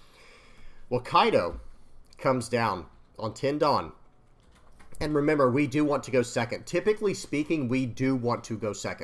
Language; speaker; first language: English; native; English